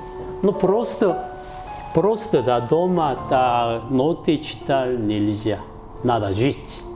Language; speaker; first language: Russian; non-native, learner; Korean